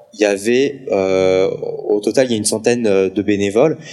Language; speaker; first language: French; native; French